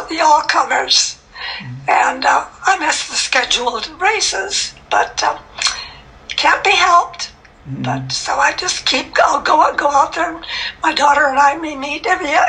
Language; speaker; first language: English; native; English